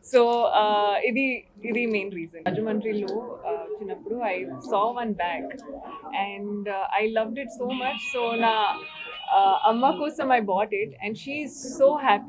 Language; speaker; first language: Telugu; non-native, learner; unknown